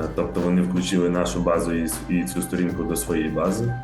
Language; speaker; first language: Ukrainian; native; Ukrainian